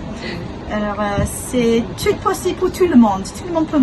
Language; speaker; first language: French; non-native, learner; English